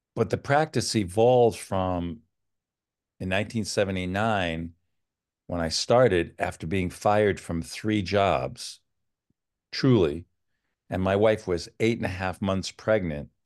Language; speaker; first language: English; native; English